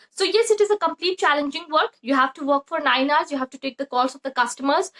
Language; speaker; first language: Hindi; native; Hindi